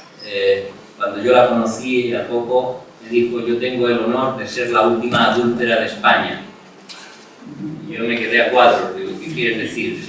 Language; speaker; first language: Spanish; non-native, local second language; Catalan